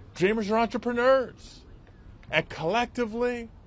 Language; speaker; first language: English; early bilingual, other home language; Spanish